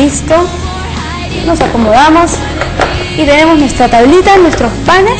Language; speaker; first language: Spanish; native; Spanish